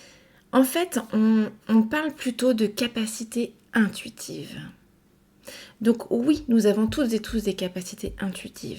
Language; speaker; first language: French; native; French